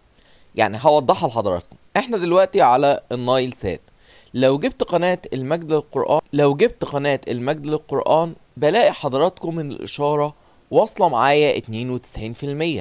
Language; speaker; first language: Arabic; native; Arabic